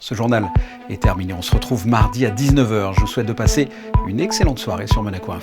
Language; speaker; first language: French; native; French